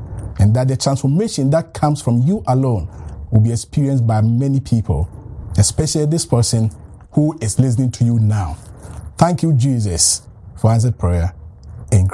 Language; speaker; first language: English; non-native, local second language; Akan